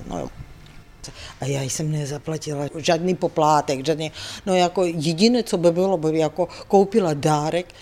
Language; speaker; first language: Czech; non-native, fluent; Ukrainian